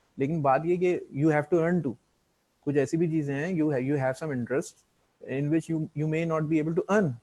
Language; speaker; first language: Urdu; native; Urdu